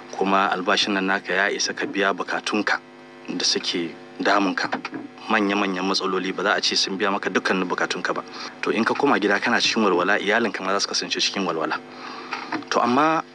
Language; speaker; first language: Hausa; native; Hausa